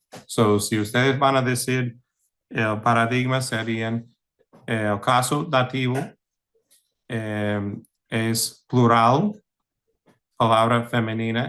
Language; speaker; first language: Spanish; non-native, fluent; English